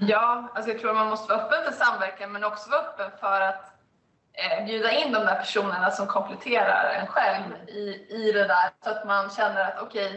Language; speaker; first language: Swedish; native; Swedish